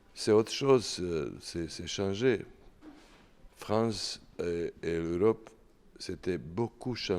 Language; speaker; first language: French; non-native, learner; Serbian